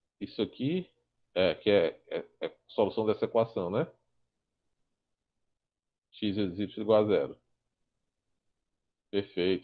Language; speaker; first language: Portuguese; native; Portuguese